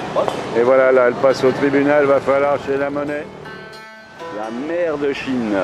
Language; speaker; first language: French; native; French